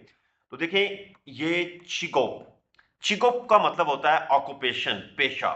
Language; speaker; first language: Urdu; non-native, local second language; Punjabi